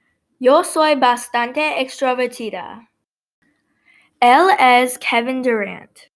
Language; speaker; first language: Spanish; non-native, learner; English